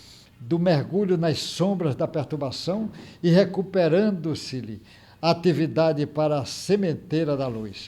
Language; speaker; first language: Portuguese; native; Portuguese